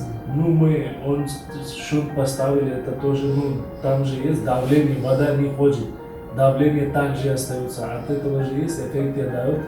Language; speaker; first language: Russian; non-native, learner; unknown